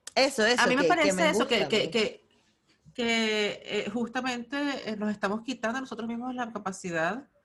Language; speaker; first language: Spanish; native; Spanish